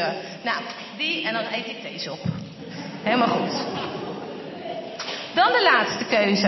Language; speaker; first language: Dutch; native; Dutch